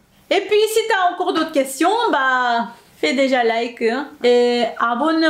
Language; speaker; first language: French; non-native, fluent; Korean